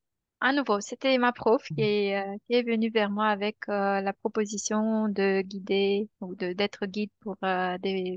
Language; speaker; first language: French; non-native, fluent; Romanian